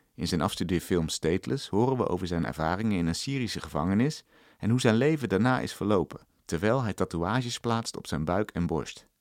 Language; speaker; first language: Dutch; native; Dutch